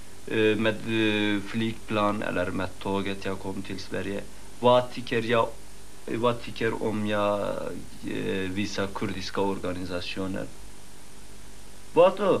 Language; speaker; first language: Swedish; non-native, fluent; Kurdish